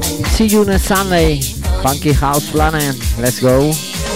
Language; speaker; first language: English; non-native, learner; Spanish